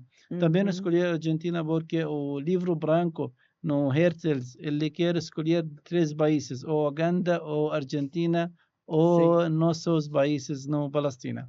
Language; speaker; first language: Portuguese; non-native, learner; Arabic